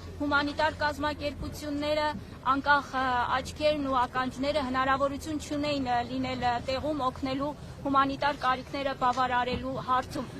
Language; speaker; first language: Armenian; native; Armenian